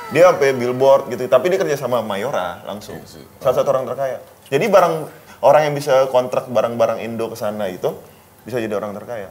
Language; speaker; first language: Indonesian; early bilingual, other home language; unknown